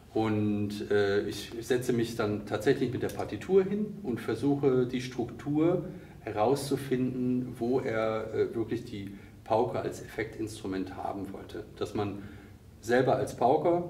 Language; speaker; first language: German; native; German